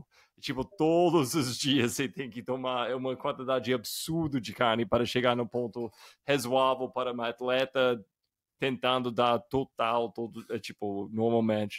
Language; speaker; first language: Portuguese; non-native, fluent; English